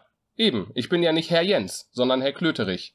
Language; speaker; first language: German; native; German